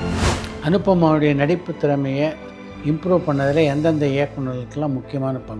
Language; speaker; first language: Tamil; native; Tamil